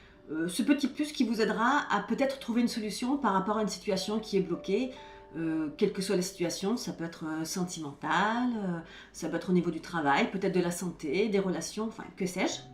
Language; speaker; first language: French; native; French